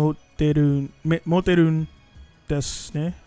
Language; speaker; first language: Japanese; non-native, learner; English